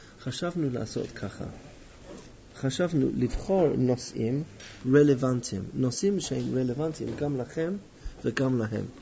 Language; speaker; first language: Hebrew; non-native, fluent; English